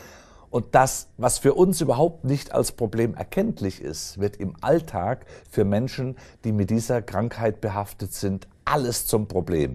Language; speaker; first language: German; native; German